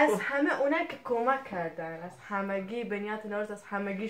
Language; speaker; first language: Persian; non-native, fluent; Kurdish